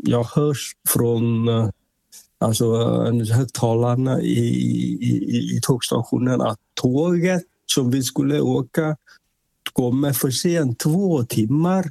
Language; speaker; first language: Swedish; non-native, fluent; Vietnamese